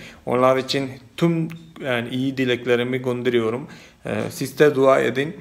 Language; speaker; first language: Turkish; non-native, fluent; Malayalam